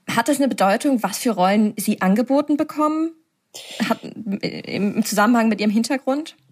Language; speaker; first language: German; native; German